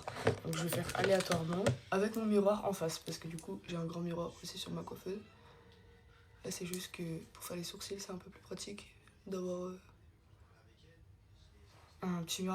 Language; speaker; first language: French; native; French